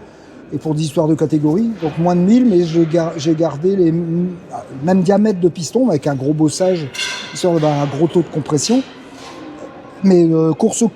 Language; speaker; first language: French; native; French